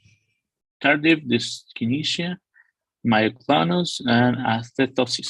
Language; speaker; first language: English; non-native, learner; Spanish